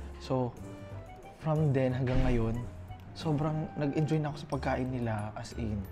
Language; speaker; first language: Filipino; native; Filipino